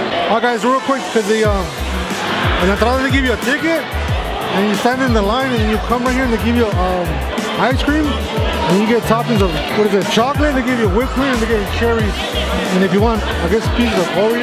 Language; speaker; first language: English; early bilingual, other home language; Spanish